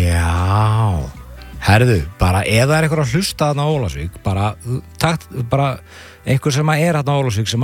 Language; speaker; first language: Icelandic; native; Icelandic